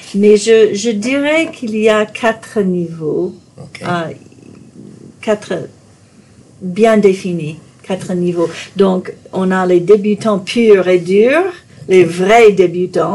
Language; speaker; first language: French; non-native, fluent; English